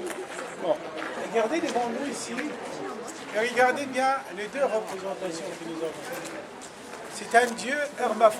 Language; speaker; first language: French; non-native, fluent; Arabic